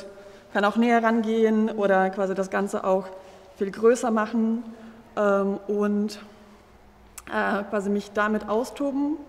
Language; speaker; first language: German; native; German